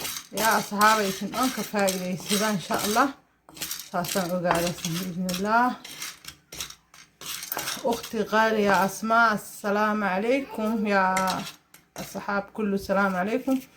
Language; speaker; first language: Arabic; non-native, learner; Somali